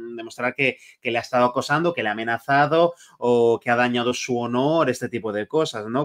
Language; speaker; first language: Spanish; native; Spanish